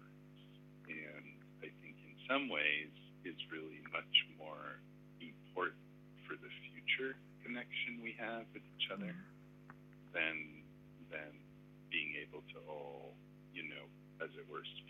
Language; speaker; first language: English; native; English